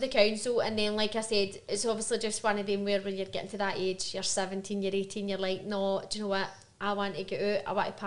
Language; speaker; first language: English; native; English